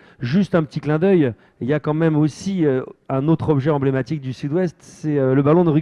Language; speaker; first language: French; native; French